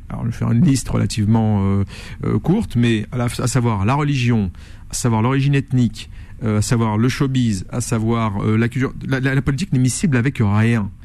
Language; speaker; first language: French; native; French